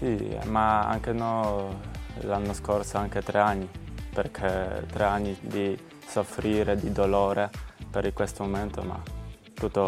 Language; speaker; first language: Italian; non-native, learner; Polish